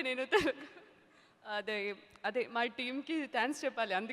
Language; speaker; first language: Telugu; non-native, learner; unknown